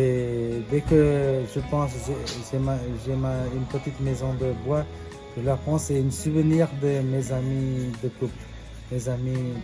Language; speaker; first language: French; non-native, fluent; Nepali